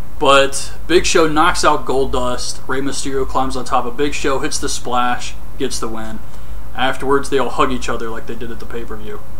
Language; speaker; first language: English; native; English